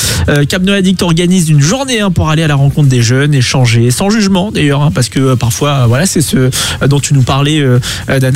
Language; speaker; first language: French; native; French